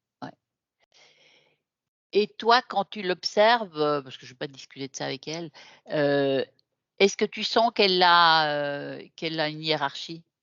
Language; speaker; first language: French; native; French